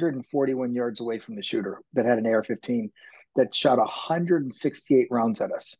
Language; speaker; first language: English; native; English